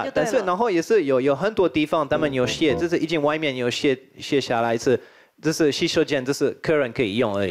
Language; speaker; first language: Chinese; non-native, fluent; French